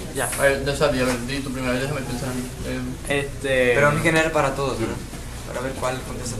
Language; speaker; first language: Spanish; native; Spanish